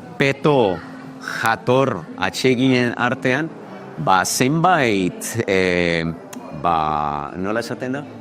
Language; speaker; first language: Basque; non-native, fluent; Spanish